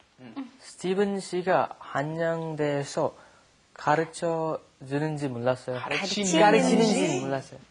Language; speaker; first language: Korean; non-native, learner; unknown